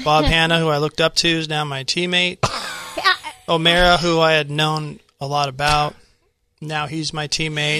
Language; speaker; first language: English; native; English